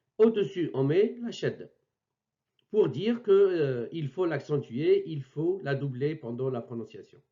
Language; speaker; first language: French; non-native, local second language; Arabic